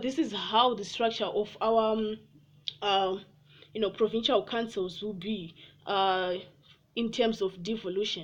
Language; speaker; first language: English; non-native, local second language; Shona